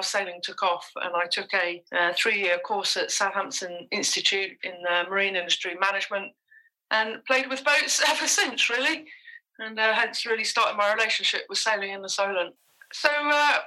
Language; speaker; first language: English; native; English